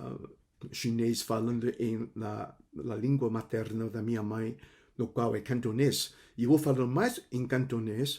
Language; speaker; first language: Portuguese; non-native, fluent; Cantonese